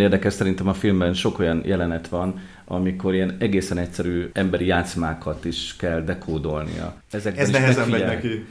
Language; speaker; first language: Hungarian; native; Hungarian